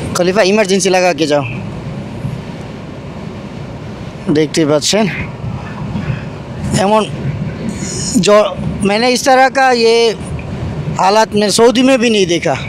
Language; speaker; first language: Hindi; non-native, learner; Bangla